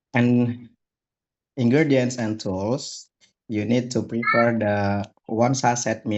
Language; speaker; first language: English; non-native, learner; Indonesian